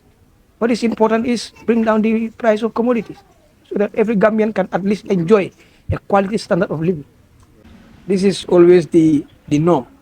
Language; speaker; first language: English; non-native, local second language; Fula